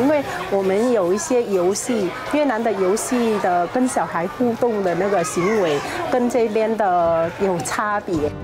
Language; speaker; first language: Chinese; non-native, fluent; Vietnamese